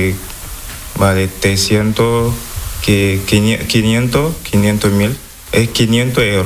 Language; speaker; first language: Spanish; non-native, learner; Wolof